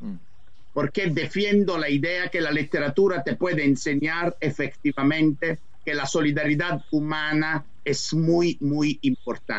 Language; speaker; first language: Spanish; non-native, fluent; Italian